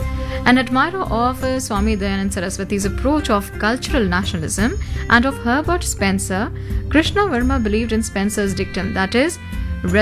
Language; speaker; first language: English; non-native, local second language; Hindi